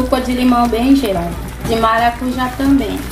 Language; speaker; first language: Portuguese; non-native, fluent; Haitian Creole